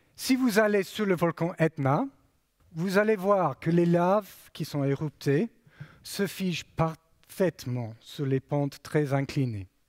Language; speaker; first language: French; non-native, fluent; English